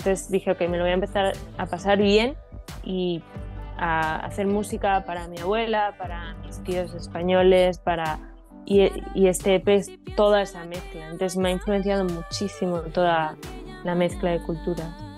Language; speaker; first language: Spanish; early bilingual, heritage; Spanish